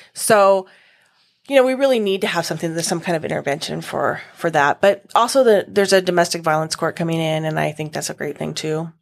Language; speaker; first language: English; native; English